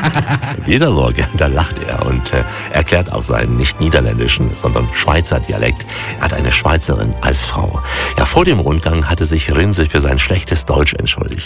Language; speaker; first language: German; native; German